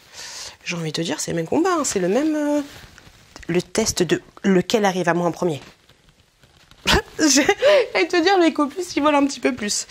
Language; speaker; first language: French; native; French